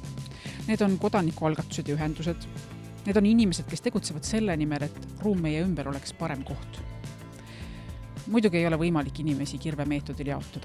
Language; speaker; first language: Estonian; native; Estonian